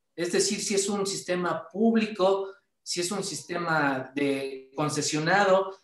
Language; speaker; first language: Spanish; native; Spanish